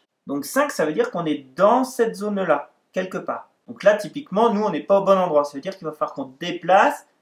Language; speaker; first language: French; native; French